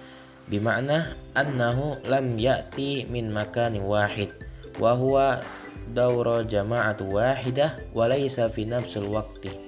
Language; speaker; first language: Arabic; non-native, learner; Indonesian